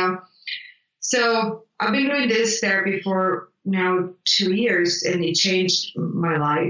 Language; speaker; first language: English; non-native, fluent; Italian